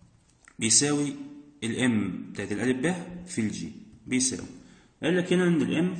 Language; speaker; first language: Arabic; native; Arabic